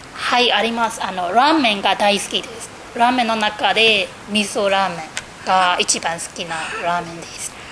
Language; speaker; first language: Japanese; non-native, fluent; Burmese